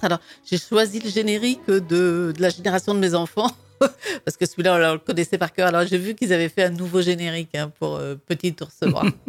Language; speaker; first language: French; native; French